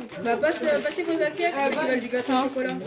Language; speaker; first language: French; native; French